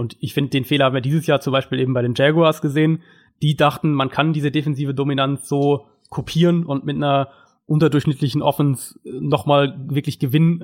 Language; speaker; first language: German; native; German